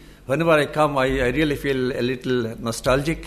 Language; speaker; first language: English; non-native, local second language; Bangla